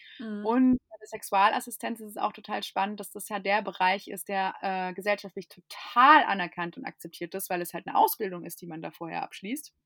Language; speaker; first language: German; non-native, fluent; English